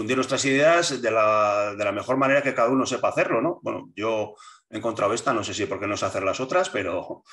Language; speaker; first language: Spanish; native; Spanish